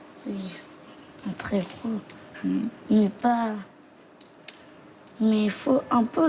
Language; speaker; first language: French; early bilingual, other home language; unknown